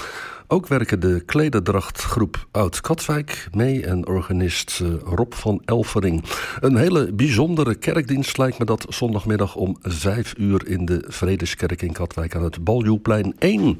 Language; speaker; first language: Dutch; native; Dutch